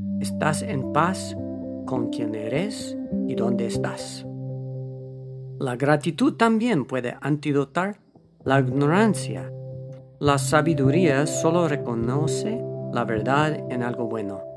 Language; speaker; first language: Spanish; non-native, fluent; English